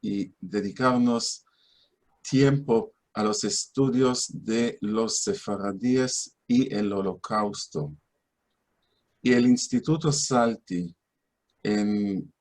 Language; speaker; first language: Spanish; non-native, fluent; Hebrew